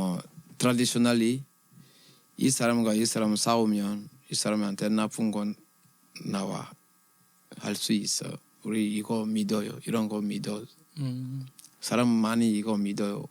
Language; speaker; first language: Korean; non-native, learner; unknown